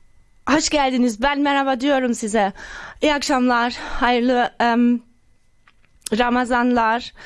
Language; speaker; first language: Turkish; early bilingual, other home language; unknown